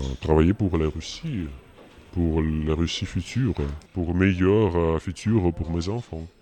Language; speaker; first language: French; non-native, fluent; Russian